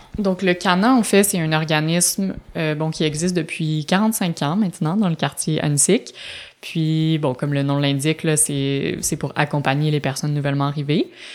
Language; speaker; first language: French; native; French